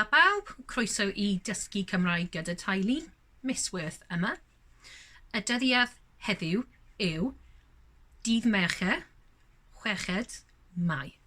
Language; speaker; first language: Welsh; non-native, local second language; English